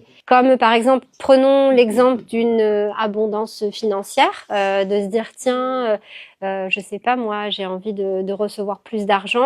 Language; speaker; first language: French; native; French